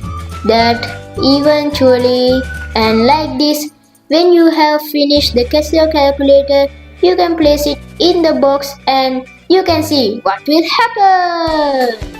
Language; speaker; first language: English; non-native, local second language; Sinhala